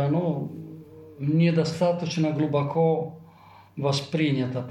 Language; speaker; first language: Russian; non-native, fluent; Italian